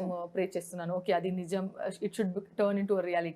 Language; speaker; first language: Telugu; non-native, local second language; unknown